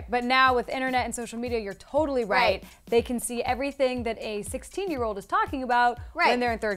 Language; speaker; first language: English; native; English